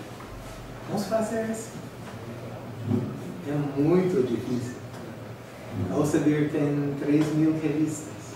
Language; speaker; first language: Portuguese; non-native, fluent; English